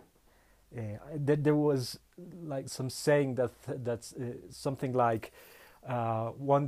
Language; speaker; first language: English; non-native, fluent; Spanish